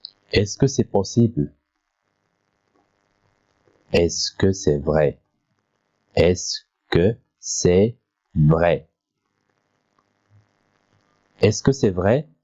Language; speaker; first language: French; non-native, local second language; Arabic